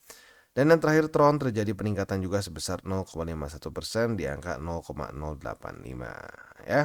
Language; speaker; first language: Indonesian; native; Indonesian